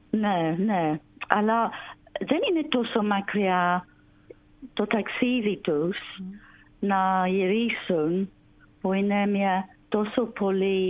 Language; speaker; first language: Greek; non-native, learner; English